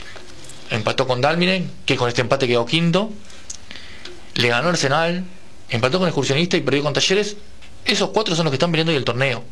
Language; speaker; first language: Spanish; native; Spanish